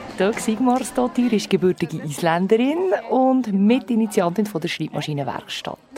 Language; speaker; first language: German; native; German